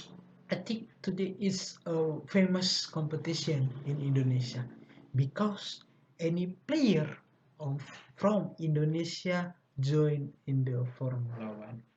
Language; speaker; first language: English; non-native, learner; Indonesian